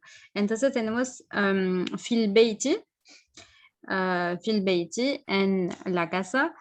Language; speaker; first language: Spanish; non-native, fluent; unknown